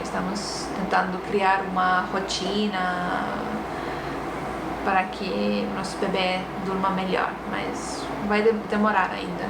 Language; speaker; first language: Portuguese; non-native, fluent; Estonian